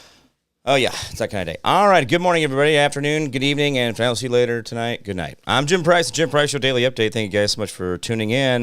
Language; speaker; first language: English; native; English